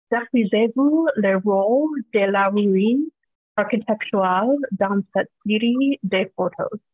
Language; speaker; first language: French; non-native, fluent; English